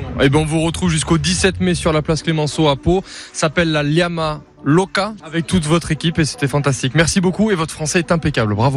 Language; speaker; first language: French; native; French